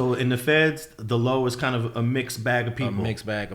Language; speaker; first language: English; native; English